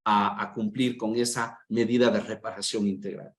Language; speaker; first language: Spanish; native; Spanish